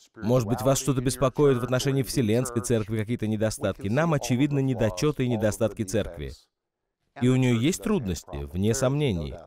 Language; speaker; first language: Russian; non-native, fluent; English